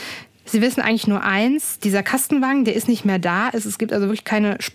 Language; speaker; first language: German; native; German